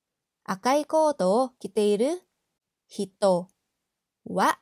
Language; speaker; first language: Japanese; non-native, fluent; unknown